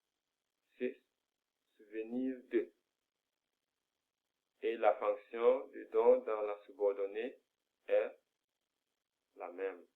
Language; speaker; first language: French; non-native, fluent; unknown